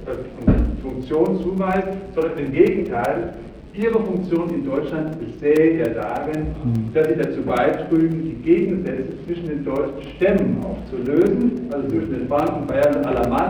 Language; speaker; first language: German; native; German